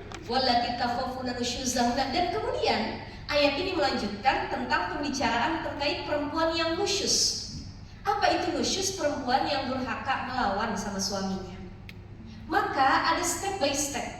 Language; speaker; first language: Indonesian; native; Indonesian